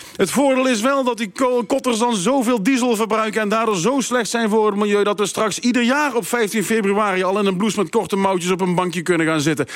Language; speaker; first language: Dutch; native; Dutch